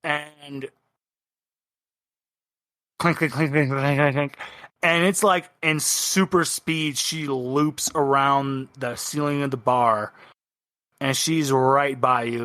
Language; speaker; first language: English; native; English